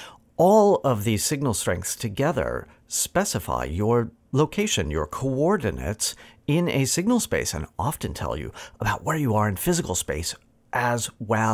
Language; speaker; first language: English; native; English